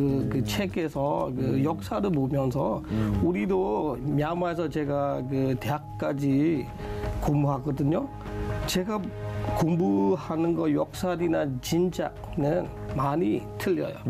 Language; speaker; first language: Korean; non-native, learner; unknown